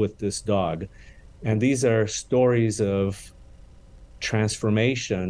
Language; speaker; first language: English; non-native, fluent; Romanian